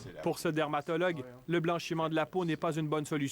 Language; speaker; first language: French; native; French